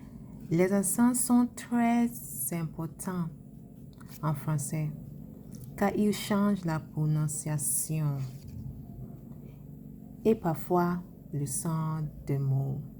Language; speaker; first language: French; non-native, fluent; English